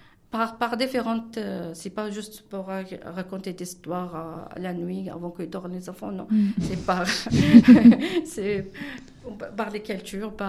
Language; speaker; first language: French; non-native, learner; Arabic